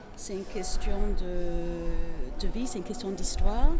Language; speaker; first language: French; non-native, fluent; English